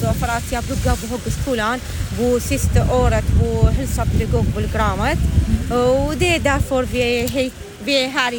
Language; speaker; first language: Swedish; non-native, learner; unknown